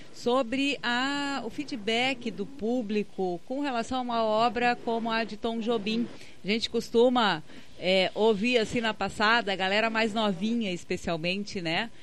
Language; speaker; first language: Portuguese; native; Portuguese